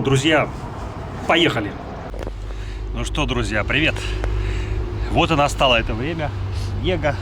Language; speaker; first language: Russian; native; Russian